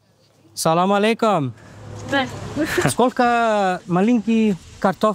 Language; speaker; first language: Russian; non-native, learner; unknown